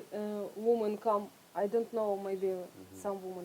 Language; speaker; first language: English; non-native, learner; Russian